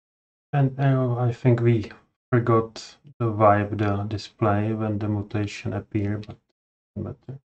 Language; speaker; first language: English; non-native, fluent; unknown